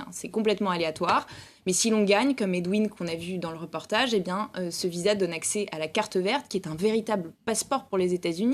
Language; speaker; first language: French; native; French